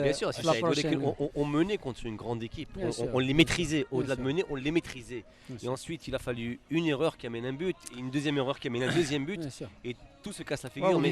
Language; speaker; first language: French; non-native, local second language; Arabic